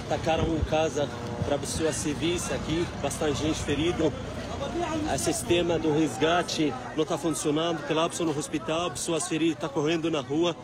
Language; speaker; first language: Portuguese; non-native, fluent; Arabic